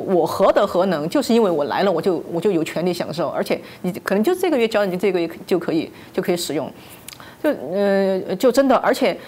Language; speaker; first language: Chinese; native; Chinese